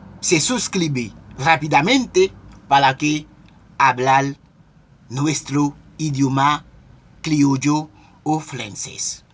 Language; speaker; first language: Spanish; non-native, local second language; Haitian Creole